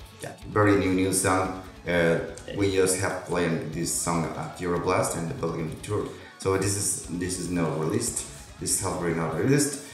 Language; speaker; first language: English; non-native, local second language; Spanish